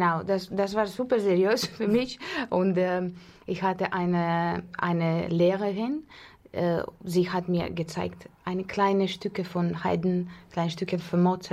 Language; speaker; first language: German; non-native, fluent; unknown